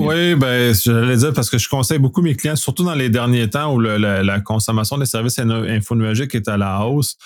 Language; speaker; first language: French; native; French